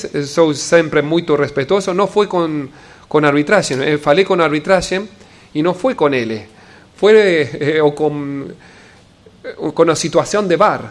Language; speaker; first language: Portuguese; non-native, learner; Spanish